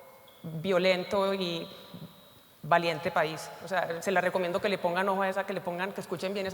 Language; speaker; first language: Spanish; native; Spanish